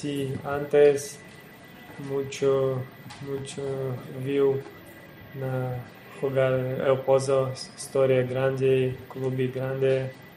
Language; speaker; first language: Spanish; non-native, learner; Portuguese